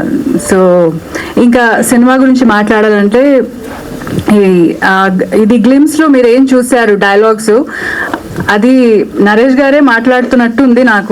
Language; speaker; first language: Telugu; non-native, local second language; Kannada